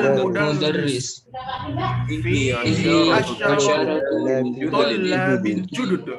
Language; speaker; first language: Arabic; non-native, learner; Indonesian